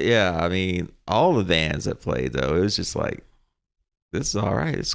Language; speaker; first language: English; native; English